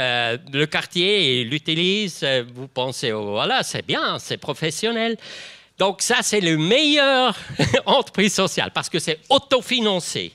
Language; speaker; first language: French; non-native, local second language; German